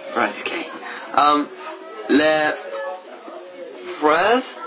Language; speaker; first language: French; non-native, learner; English